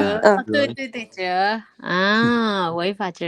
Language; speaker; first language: Chinese; non-native, learner; Lao